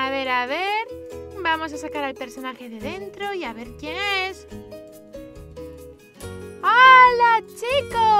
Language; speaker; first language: Spanish; native; Spanish